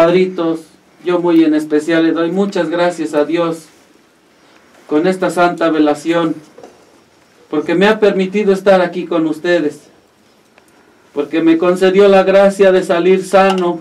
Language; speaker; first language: Spanish; native; Spanish